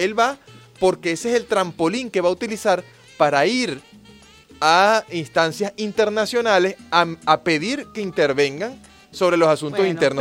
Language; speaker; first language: Spanish; native; Spanish